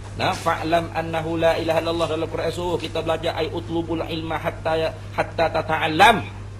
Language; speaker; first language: Malay; native; Malay